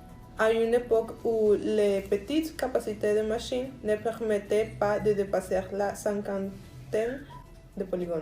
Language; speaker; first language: French; non-native, learner; Spanish